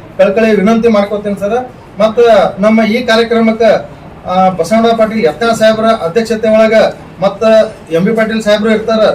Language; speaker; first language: Kannada; non-native, local second language; Lambadi